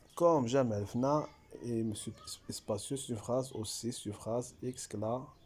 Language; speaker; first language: French; non-native, local second language; Arabic